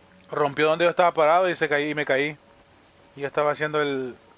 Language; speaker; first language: Spanish; early bilingual, heritage; Spanish